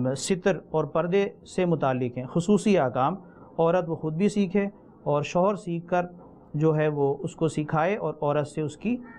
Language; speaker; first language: Urdu; native; Urdu